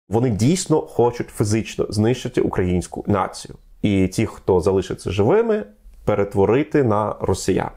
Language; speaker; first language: Ukrainian; non-native, fluent; Russian